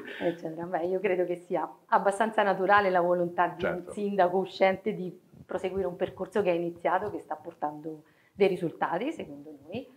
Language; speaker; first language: Italian; native; Italian